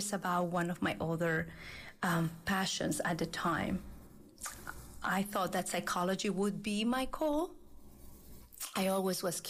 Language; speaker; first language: English; non-native, fluent; Spanish